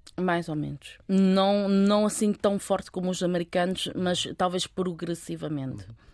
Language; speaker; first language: Portuguese; early bilingual, other home language; Chinese